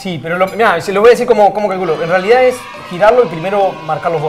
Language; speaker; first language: Spanish; native; Spanish